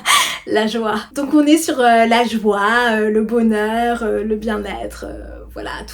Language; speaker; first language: French; native; French